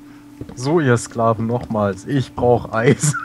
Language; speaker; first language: German; native; German